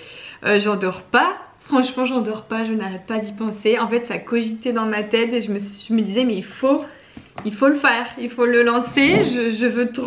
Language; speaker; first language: French; native; French